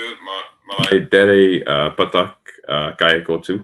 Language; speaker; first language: Nepali; non-native, learner; English